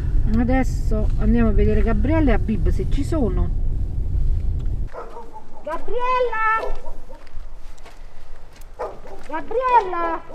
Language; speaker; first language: Italian; native; Italian